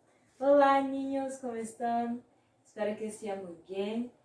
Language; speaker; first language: Spanish; non-native, fluent; Portuguese